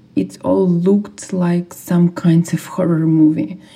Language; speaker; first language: English; non-native, fluent; Ukrainian